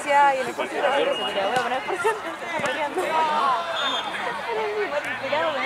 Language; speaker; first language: Spanish; native; Spanish